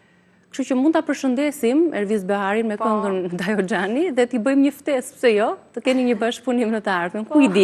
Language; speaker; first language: Albanian; native; Albanian